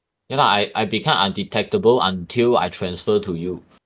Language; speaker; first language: English; non-native, local second language; Chinese